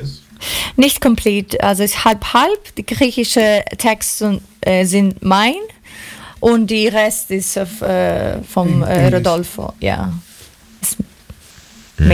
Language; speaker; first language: German; non-native, learner; Greek